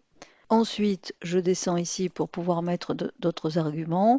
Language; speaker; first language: French; native; French